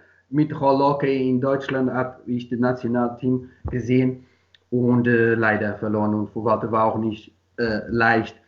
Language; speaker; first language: German; non-native, learner; Portuguese